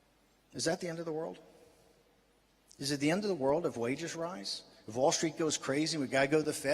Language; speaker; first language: English; native; English